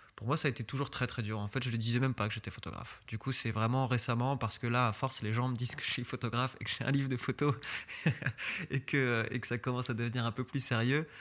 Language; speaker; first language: French; early bilingual, other home language; Persian